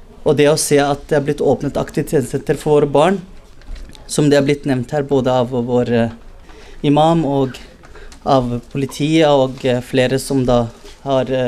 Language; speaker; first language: Norwegian; early bilingual, other home language; Somali